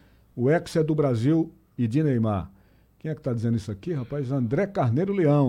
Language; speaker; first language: Portuguese; native; Portuguese